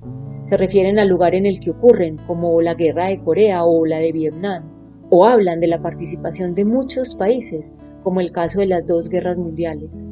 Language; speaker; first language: Spanish; native; Spanish